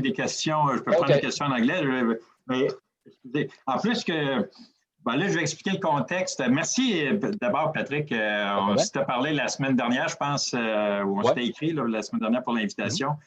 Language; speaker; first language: French; native; French